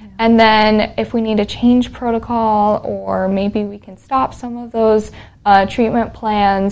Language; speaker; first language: English; native; English